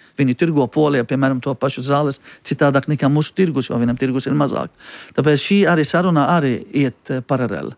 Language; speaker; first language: Latvian; non-native, fluent; Arabic